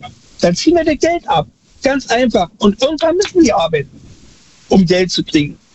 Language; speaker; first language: German; native; German